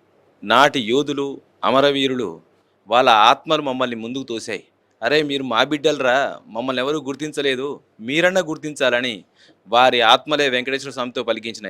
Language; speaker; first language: Telugu; native; Telugu